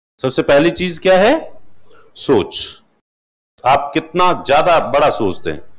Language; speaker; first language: Hindi; non-native, local second language; Marwari